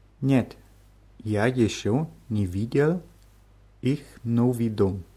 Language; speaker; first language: Russian; non-native, learner; German